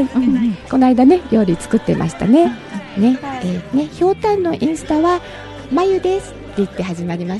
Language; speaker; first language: Japanese; native; Japanese